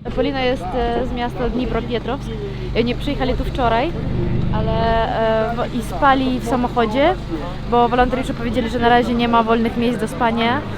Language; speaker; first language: Polish; non-native, fluent; Ukrainian